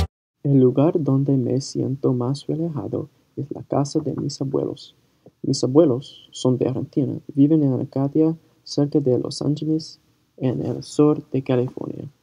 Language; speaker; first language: Spanish; early bilingual, heritage; Spanish